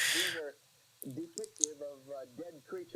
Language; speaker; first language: English; native; English